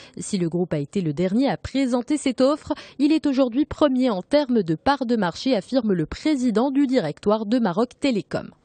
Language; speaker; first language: French; non-native, local second language; Arabic